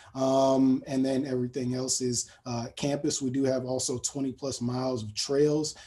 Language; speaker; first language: English; native; English